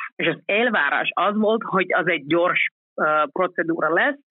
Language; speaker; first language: Hungarian; non-native, fluent; Finnish